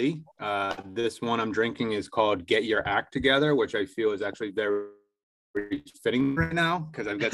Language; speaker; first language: English; native; English